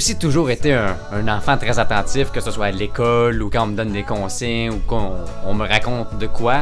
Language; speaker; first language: French; native; French